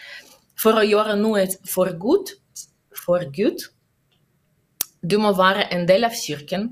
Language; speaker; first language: Norwegian; non-native, learner; Russian